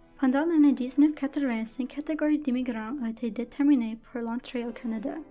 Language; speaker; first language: French; non-native, local second language; English